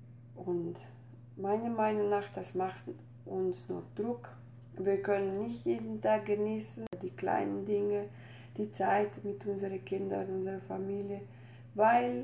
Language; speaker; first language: German; non-native, fluent; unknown